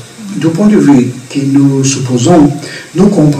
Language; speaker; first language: French; non-native, fluent; Portuguese